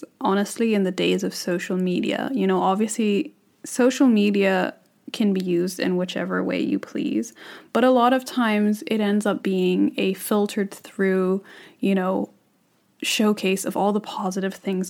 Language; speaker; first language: English; non-native, local second language; Cantonese